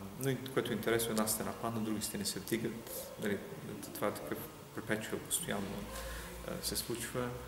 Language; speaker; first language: Bulgarian; non-native, local second language; Turkish